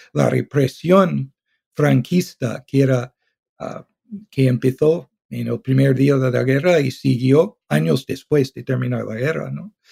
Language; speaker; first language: Spanish; non-native, fluent; English